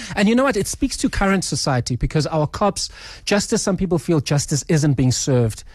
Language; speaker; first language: English; non-native, local second language; Swati